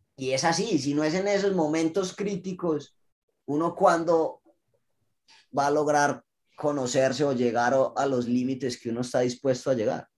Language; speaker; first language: Spanish; native; Spanish